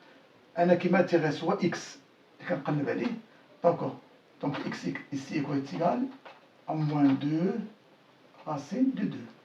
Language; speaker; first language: French; non-native, local second language; Arabic